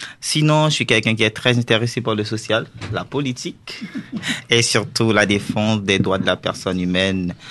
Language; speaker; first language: French; non-native, local second language; Haitian Creole